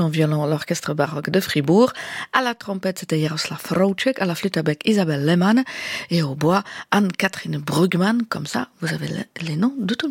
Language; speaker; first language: French; native; French